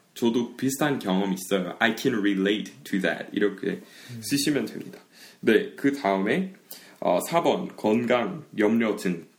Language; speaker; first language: Korean; early bilingual, heritage; Korean